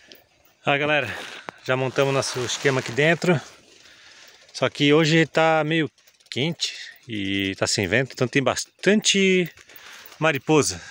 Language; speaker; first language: Portuguese; native; Portuguese